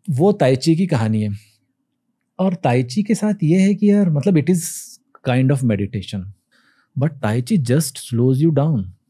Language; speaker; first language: Hindi; native; Hindi